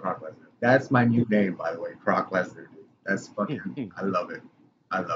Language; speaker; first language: English; native; English